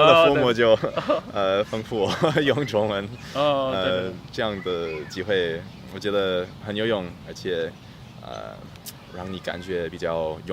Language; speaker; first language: Chinese; non-native, fluent; English